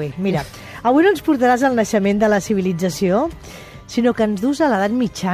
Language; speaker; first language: Catalan; native; Catalan